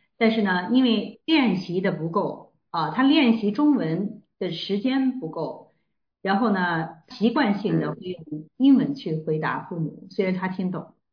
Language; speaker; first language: Chinese; native; Chinese